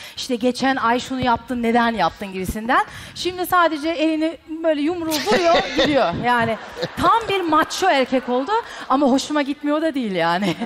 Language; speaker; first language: Turkish; early bilingual, heritage; Turkish